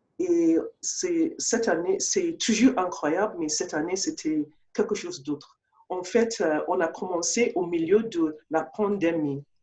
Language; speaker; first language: French; non-native, fluent; English